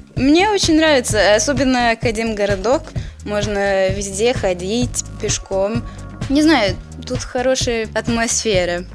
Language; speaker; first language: Russian; early bilingual, heritage; Russian